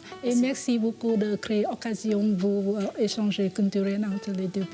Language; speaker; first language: French; non-native, fluent; Vietnamese